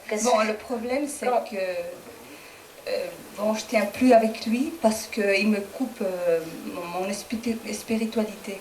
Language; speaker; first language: French; non-native, learner; Spanish